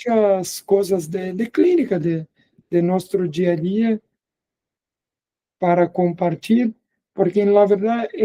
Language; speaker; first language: Spanish; non-native, fluent; Portuguese